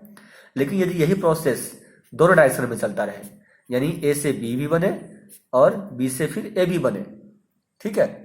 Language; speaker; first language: Hindi; native; Hindi